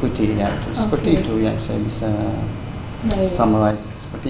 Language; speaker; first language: Indonesian; non-native, fluent; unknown